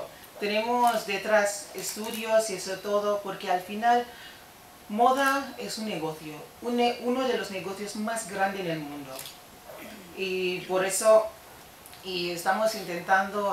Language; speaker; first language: Spanish; non-native, fluent; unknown